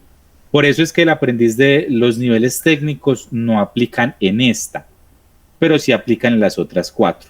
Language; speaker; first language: Spanish; native; Spanish